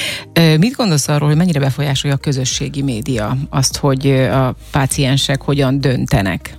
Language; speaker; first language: Hungarian; native; Hungarian